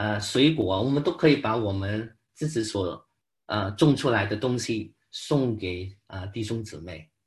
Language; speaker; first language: Chinese; non-native, local second language; Cantonese